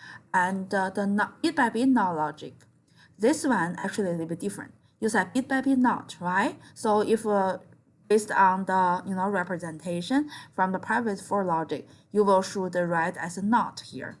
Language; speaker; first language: English; non-native, fluent; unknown